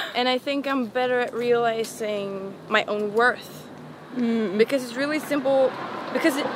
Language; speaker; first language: English; non-native, fluent; Swedish